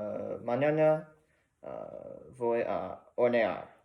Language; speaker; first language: Spanish; non-native, learner; English